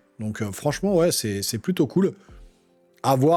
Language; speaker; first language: French; native; French